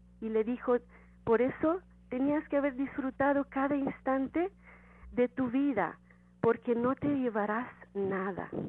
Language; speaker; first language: Spanish; non-native, fluent; Romanian